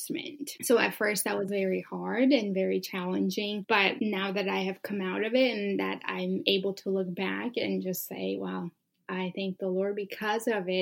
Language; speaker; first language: English; early bilingual, other home language; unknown